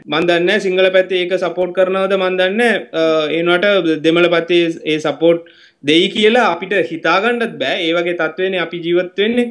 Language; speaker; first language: Sinhala; non-native, local second language; Tamil